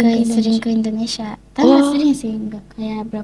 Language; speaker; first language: Indonesian; early bilingual, heritage; Indonesian